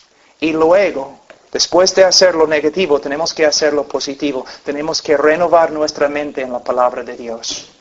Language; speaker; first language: Spanish; non-native, fluent; English